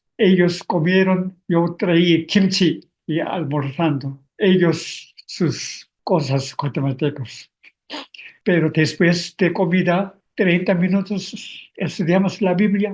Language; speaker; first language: Spanish; non-native, learner; Korean